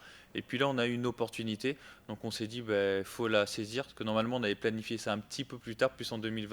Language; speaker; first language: French; native; French